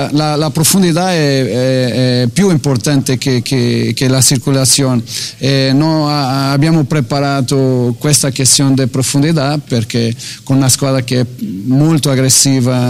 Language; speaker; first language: Italian; non-native, fluent; Portuguese